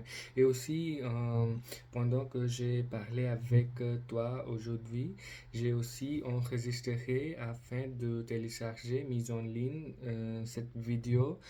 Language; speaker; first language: French; non-native, learner; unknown